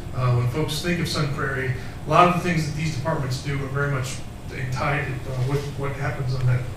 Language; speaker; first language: English; native; English